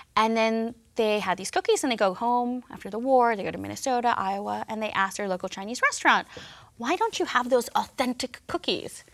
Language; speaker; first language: English; native; English